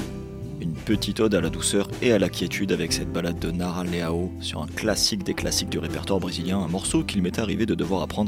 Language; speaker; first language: French; native; French